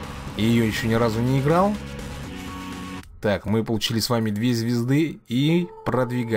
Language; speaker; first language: Russian; native; Russian